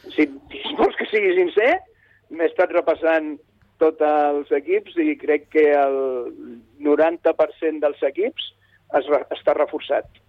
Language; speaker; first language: Catalan; native; Catalan